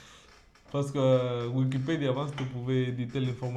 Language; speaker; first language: French; non-native, fluent; Spanish